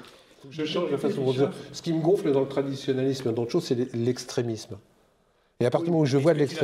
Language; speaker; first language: French; native; French